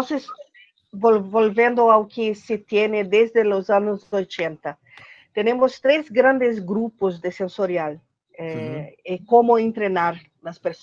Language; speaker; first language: Spanish; non-native, learner; Portuguese